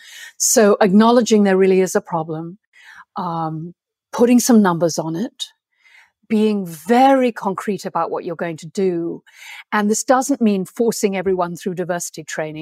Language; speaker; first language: English; native; English